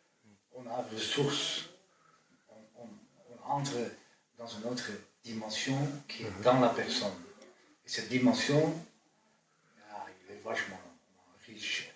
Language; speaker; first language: French; non-native, fluent; Dutch